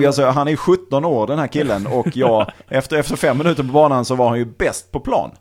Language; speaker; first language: Swedish; native; Swedish